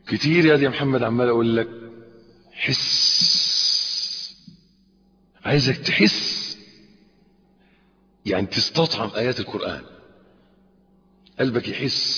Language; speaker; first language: Arabic; native; Arabic